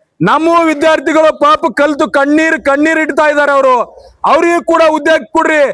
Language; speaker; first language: Kannada; non-native, local second language; Urdu